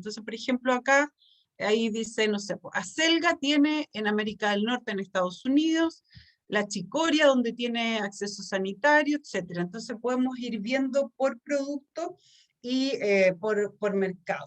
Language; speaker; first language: Spanish; native; Spanish